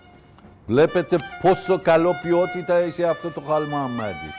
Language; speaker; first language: Greek; non-native, learner; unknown